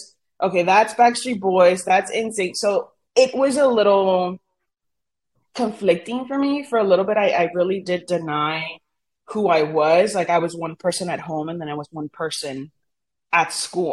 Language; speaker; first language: English; early bilingual, other home language; Spanish